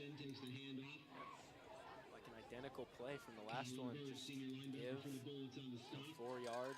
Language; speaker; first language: English; native; English